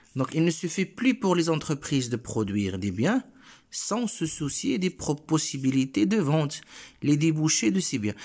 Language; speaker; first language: French; non-native, local second language; Arabic